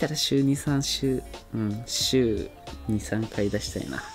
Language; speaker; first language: Japanese; native; Japanese